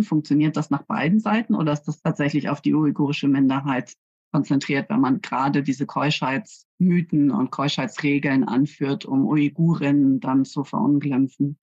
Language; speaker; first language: German; native; German